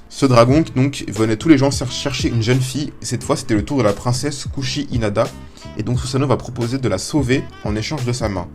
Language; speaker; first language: French; native; French